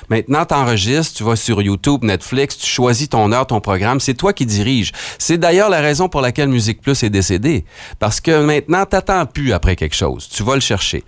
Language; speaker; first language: French; native; French